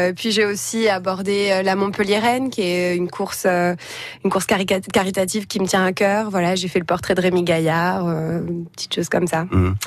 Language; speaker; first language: French; native; French